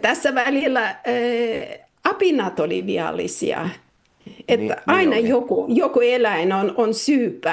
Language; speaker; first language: Finnish; non-native, fluent; Russian